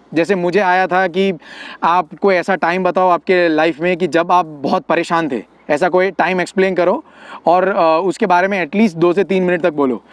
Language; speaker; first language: Hindi; non-native, local second language; Gujarati